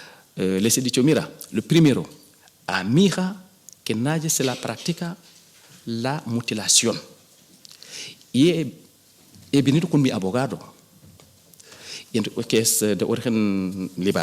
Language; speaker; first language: Spanish; non-native, fluent; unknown